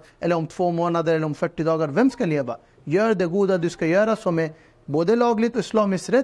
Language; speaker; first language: Swedish; non-native, fluent; Urdu